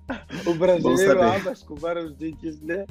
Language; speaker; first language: Portuguese; non-native, fluent; Arabic